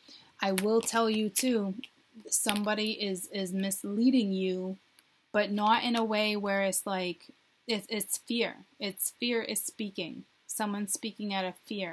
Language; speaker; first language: English; native; English